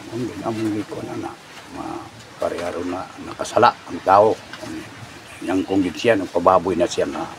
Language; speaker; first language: Cebuano; non-native, local second language; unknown